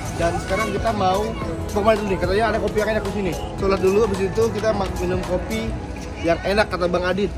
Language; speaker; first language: Indonesian; native; Indonesian